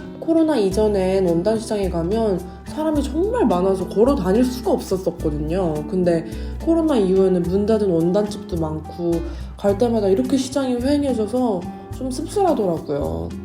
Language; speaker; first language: Korean; native; Korean